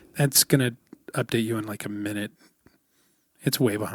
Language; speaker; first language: English; native; English